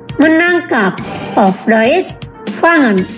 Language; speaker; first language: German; non-native, fluent; Indonesian